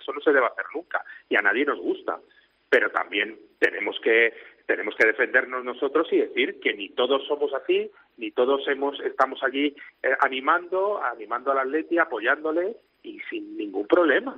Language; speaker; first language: Spanish; native; Spanish